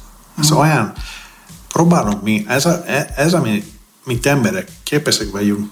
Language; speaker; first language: Hungarian; non-native, fluent; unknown